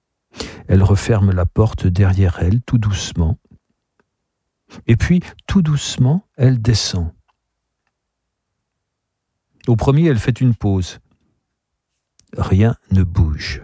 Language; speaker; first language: French; native; French